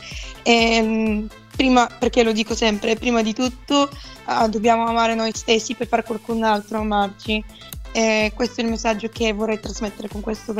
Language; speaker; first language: Italian; non-native, fluent; Bulgarian